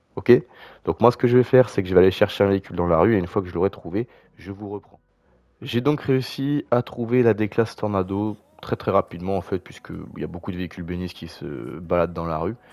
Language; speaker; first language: French; native; French